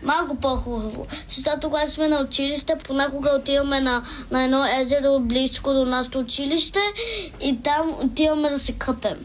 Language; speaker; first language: Bulgarian; early bilingual, heritage; Bulgarian